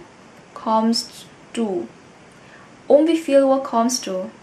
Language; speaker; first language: German; non-native, fluent; Vietnamese